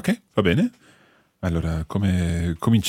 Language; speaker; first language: Italian; non-native, fluent; English